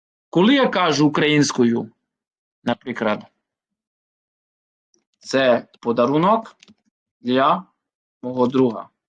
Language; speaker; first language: Ukrainian; non-native, fluent; French